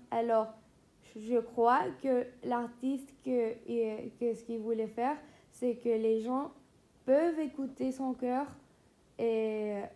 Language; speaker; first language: French; non-native, fluent; Spanish